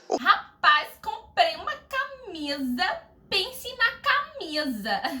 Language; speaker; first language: Portuguese; non-native, fluent; English